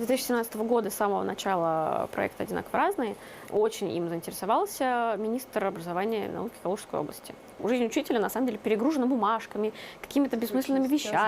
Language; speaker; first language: Russian; native; Russian